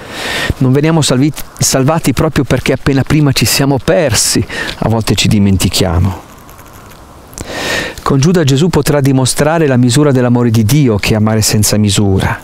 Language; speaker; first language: Italian; native; Italian